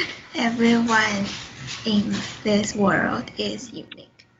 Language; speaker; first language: English; non-native, learner; Chinese